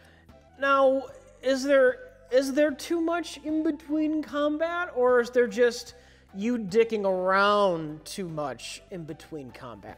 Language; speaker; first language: English; native; English